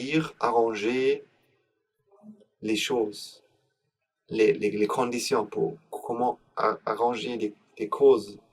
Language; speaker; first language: French; non-native, learner; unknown